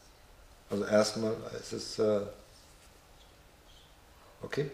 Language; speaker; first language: German; non-native, fluent; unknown